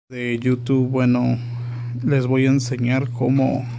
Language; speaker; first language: Spanish; native; Spanish